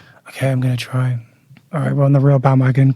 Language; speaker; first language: English; native; English